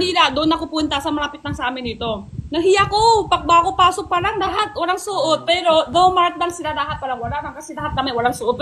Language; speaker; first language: Filipino; non-native, learner; Chinese